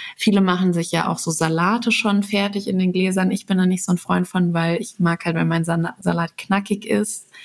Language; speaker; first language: German; early bilingual, other home language; Serbian